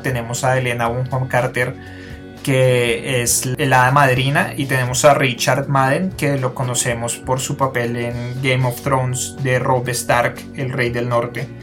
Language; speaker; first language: Spanish; native; Spanish